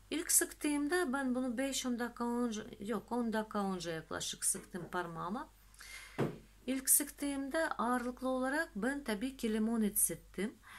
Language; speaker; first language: Turkish; non-native, fluent; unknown